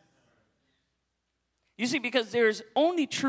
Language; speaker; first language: English; native; English